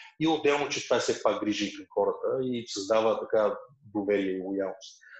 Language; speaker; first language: Bulgarian; early bilingual, other home language; Russian